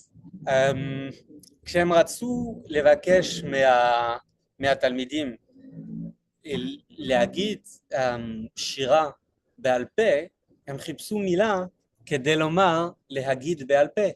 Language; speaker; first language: Hebrew; non-native, fluent; French